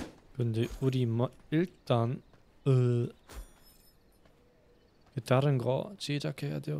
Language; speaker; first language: Korean; non-native, fluent; German